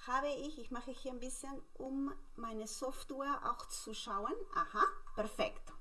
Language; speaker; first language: German; non-native, fluent; Spanish